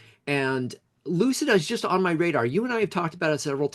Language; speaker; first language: English; native; English